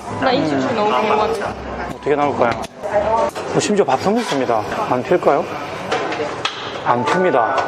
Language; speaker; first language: Korean; native; Korean